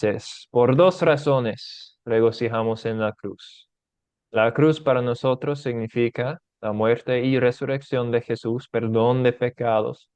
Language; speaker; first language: Spanish; non-native, fluent; English